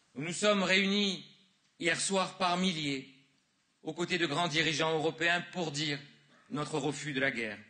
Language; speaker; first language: French; native; French